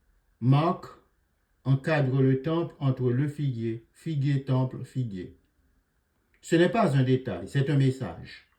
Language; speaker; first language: French; native; French